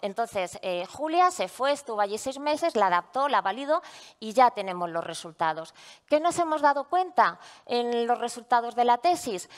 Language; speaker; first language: Spanish; native; Spanish